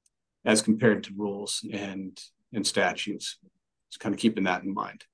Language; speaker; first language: English; native; English